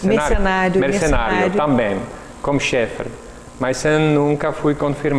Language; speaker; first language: Portuguese; non-native, learner; Czech